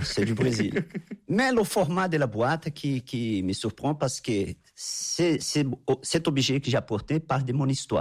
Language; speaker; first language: French; non-native, fluent; Portuguese